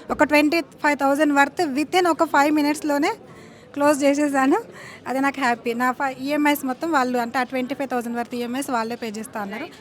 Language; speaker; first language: Telugu; native; Telugu